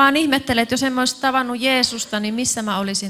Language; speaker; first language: Finnish; native; Finnish